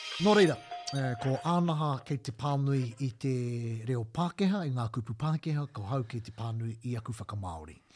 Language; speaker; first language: Māori; non-native, local second language; English